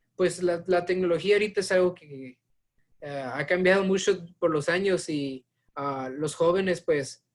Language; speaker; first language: Spanish; early bilingual, heritage; Spanish